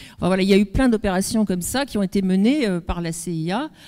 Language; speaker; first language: French; native; French